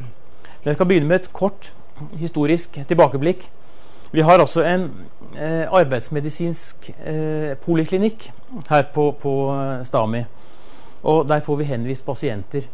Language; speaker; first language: Norwegian; native; Norwegian